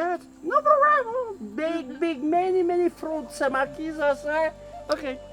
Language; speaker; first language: English; non-native, learner; French